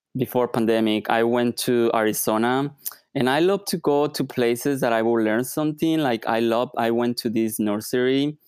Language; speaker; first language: English; non-native, fluent; Spanish